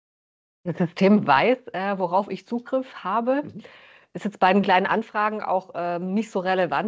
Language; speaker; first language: German; native; German